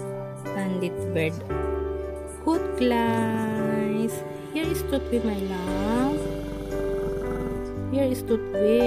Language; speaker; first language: German; non-native, learner; Filipino